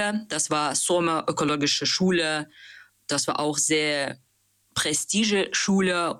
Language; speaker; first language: German; non-native, learner; Russian